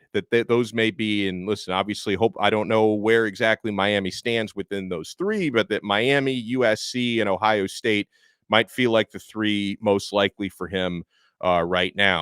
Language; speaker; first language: English; native; English